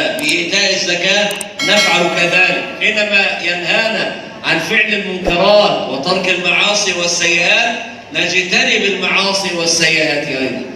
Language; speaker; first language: Arabic; native; Arabic